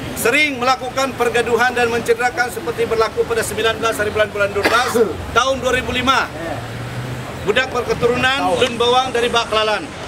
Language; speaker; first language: Malay; non-native, local second language; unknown